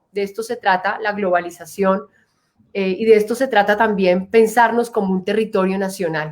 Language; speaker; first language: Spanish; native; Spanish